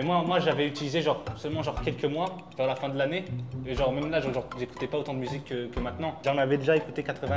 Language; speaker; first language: French; native; French